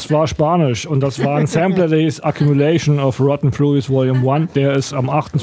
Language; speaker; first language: German; native; German